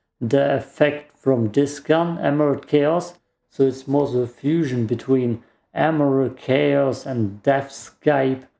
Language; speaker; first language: English; non-native, fluent; German